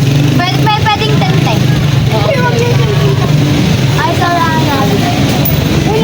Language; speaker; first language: Filipino; native; Filipino